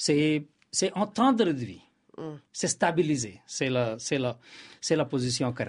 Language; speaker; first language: French; non-native, learner; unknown